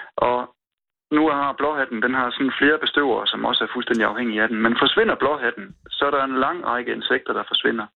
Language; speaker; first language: Danish; native; Danish